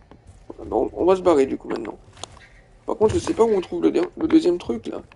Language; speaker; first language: French; native; French